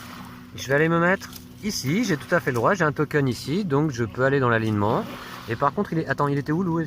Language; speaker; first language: French; native; French